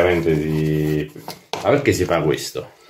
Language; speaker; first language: Italian; native; Italian